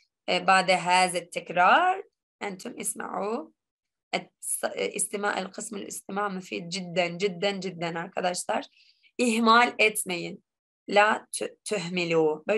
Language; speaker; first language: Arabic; non-native, learner; Turkish